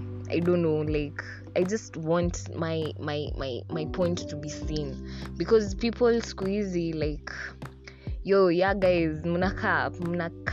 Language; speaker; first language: English; non-native, local second language; Swahili